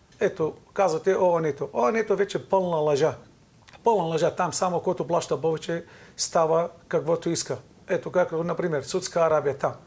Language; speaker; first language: Bulgarian; non-native, fluent; Arabic